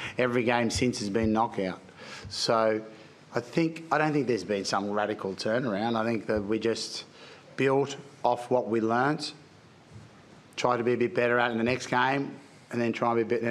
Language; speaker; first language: English; native; English